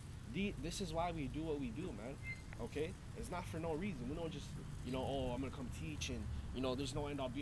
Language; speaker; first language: English; native; English